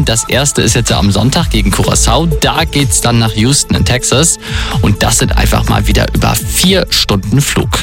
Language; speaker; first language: German; native; German